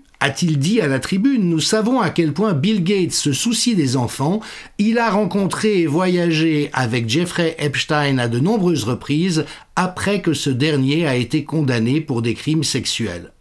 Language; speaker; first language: French; native; French